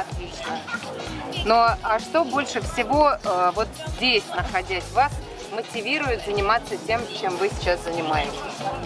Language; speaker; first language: Russian; native; Russian